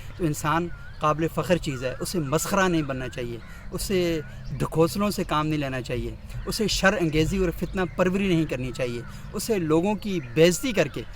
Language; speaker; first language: Urdu; non-native, local second language; Northern Hindko